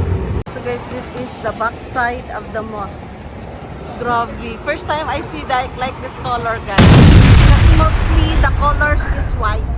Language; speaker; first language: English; non-native, local second language; Filipino